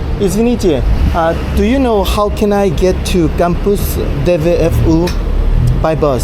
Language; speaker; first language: English; non-native, learner; Korean